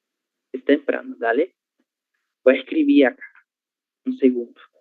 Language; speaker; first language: Spanish; non-native, fluent; Portuguese